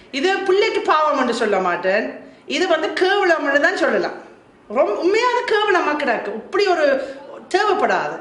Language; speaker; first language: Tamil; non-native, fluent; German